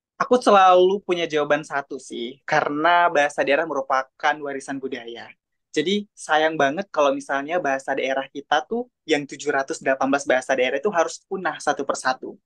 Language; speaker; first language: Indonesian; native; Indonesian